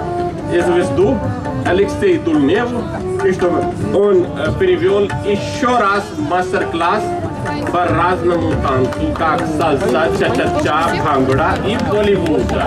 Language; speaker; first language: Russian; non-native, fluent; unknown